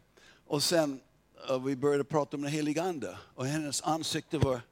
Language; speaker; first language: Swedish; non-native, fluent; English